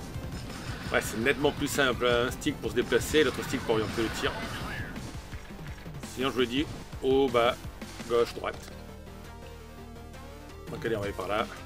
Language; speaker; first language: French; native; French